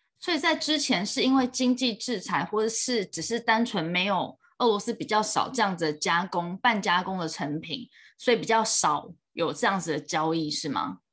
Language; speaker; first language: Chinese; native; Chinese